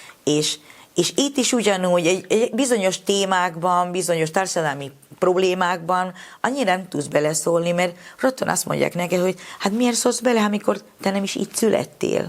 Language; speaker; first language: Hungarian; non-native, fluent; Spanish